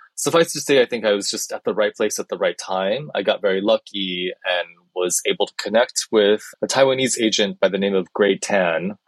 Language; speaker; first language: English; early bilingual, other home language; Chinese